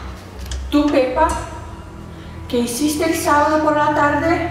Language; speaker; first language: Spanish; non-native, learner; Portuguese